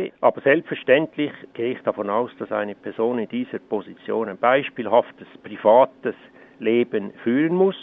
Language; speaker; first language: German; native; German